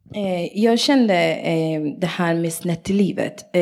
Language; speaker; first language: Swedish; early bilingual, other home language; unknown